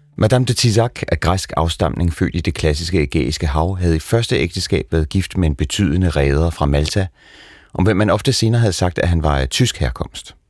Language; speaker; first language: Danish; native; Danish